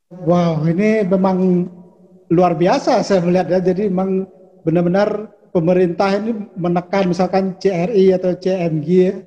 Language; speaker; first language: Indonesian; native; Indonesian